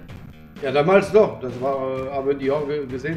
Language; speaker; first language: German; non-native, learner; French